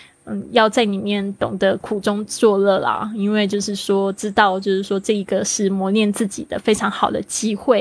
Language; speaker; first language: Chinese; native; Chinese